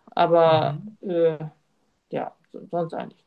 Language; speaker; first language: German; native; German